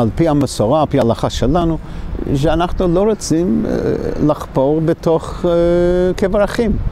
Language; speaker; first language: Hebrew; non-native, fluent; English